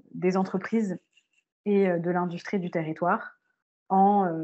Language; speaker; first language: French; native; French